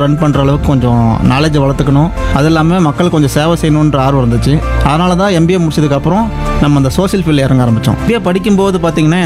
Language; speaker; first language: Tamil; native; Tamil